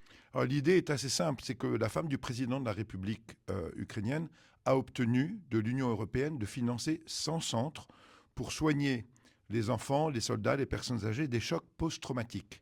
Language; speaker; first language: French; native; French